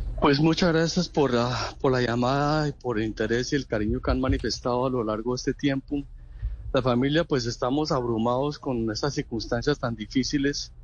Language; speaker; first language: Spanish; native; Spanish